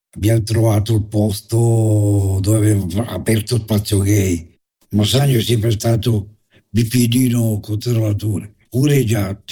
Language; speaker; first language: Italian; native; Italian